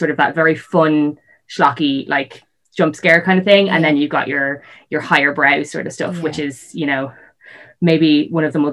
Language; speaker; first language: English; native; English